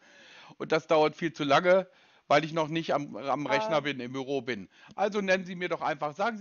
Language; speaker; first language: German; native; German